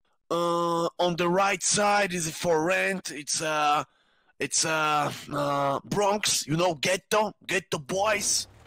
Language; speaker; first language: English; non-native, learner; Polish